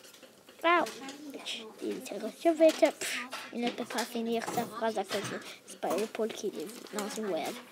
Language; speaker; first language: French; non-native, learner; English